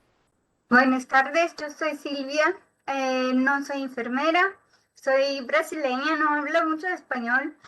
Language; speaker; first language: Spanish; non-native, learner; Portuguese